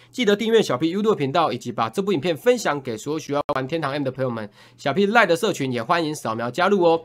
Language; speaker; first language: Chinese; native; Chinese